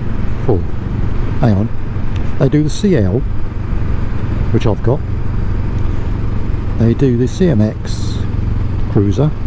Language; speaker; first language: English; native; English